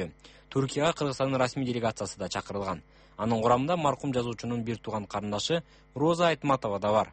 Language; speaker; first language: Kyrgyz; native; Kyrgyz